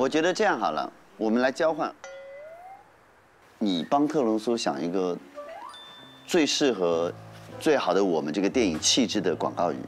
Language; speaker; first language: Chinese; native; Chinese